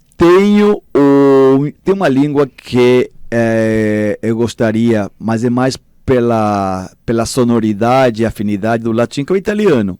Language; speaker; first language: Portuguese; non-native, fluent; Spanish